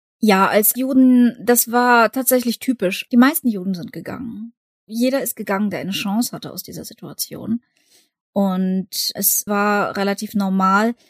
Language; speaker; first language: German; early bilingual, other home language; Russian